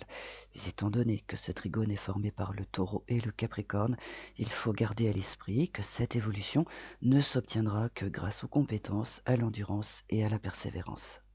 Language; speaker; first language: French; native; French